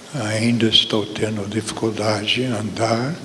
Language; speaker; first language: Portuguese; non-native, fluent; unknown